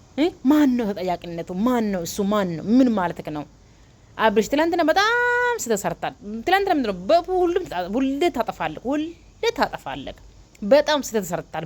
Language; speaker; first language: Amharic; non-native, local second language; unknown